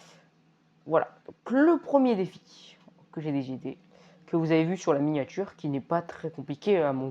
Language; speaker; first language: French; native; French